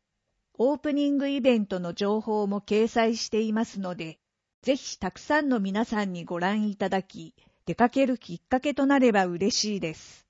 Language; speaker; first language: Japanese; native; Japanese